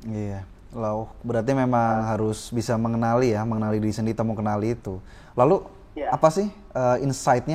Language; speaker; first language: Indonesian; native; Indonesian